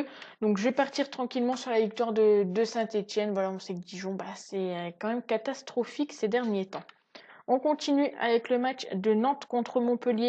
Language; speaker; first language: French; native; French